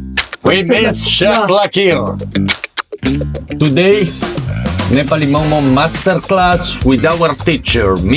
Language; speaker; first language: English; non-native, fluent; Italian